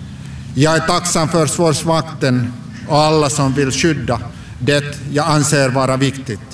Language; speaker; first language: Swedish; non-native, local second language; Finnish